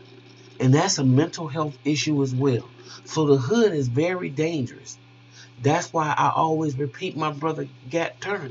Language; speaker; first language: English; native; English